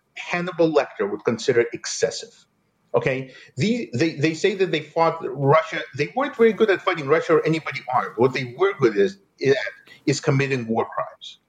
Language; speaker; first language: English; non-native, fluent; Russian